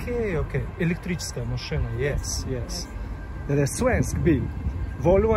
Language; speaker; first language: Swedish; non-native, learner; Russian